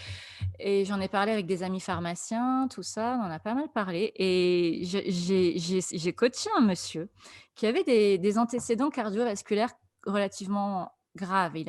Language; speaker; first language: French; native; French